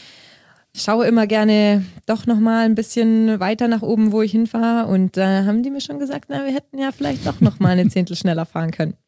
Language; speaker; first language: German; native; German